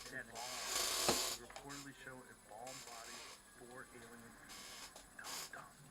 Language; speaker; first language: English; native; English